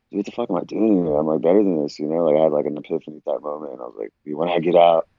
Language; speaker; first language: English; native; English